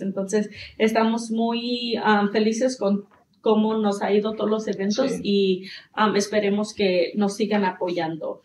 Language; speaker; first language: Spanish; early bilingual, heritage; Spanish